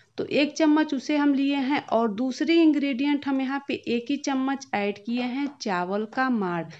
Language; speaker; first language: Hindi; native; Hindi